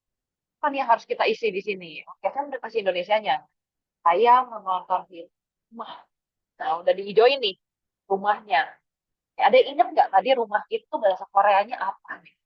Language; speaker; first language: Indonesian; native; Indonesian